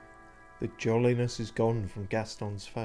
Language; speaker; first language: English; native; English